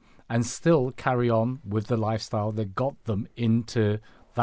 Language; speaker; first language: English; non-native, local second language; Cantonese